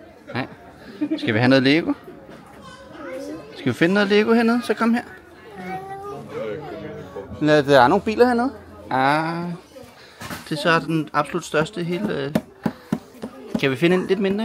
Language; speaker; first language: Danish; native; Danish